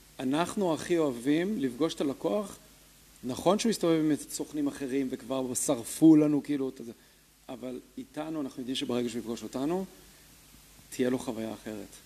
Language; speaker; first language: Hebrew; early bilingual, other home language; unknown